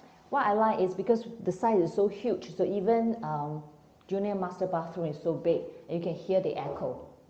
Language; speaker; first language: English; non-native, local second language; Chinese